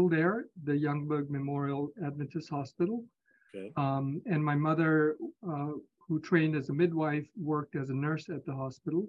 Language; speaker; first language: English; native; English